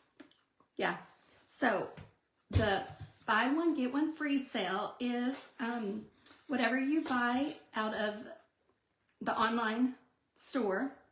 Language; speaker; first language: English; native; English